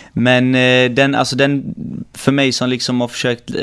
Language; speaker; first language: Swedish; early bilingual, other home language; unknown